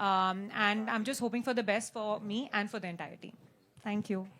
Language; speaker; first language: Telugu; non-native, learner; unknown